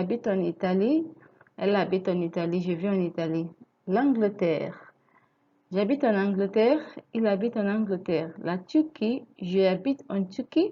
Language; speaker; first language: French; non-native, fluent; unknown